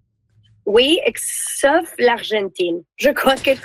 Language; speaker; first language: French; non-native, learner; Spanish